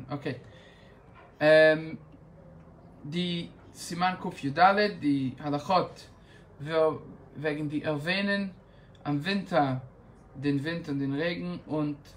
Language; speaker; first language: German; non-native, fluent; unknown